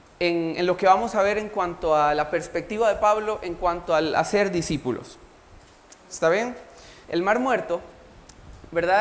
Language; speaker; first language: Spanish; native; Spanish